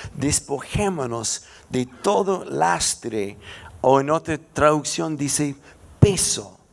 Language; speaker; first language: Spanish; non-native, fluent; English